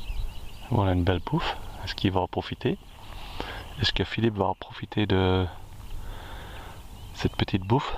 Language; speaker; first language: French; native; French